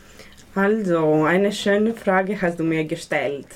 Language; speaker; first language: German; non-native, fluent; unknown